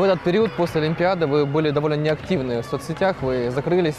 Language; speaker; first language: Russian; native; Russian